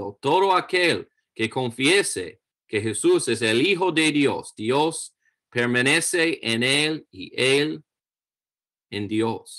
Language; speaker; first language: Spanish; non-native, learner; English